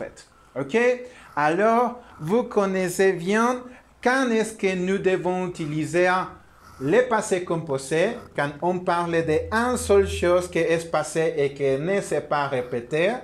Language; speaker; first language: French; non-native, learner; Spanish